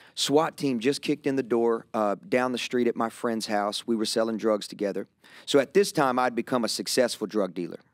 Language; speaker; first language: English; native; English